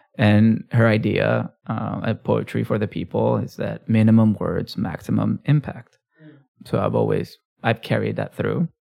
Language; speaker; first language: English; early bilingual, other home language; Spanish